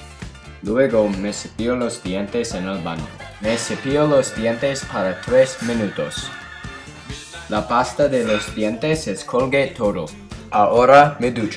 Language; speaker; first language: Spanish; non-native, learner; English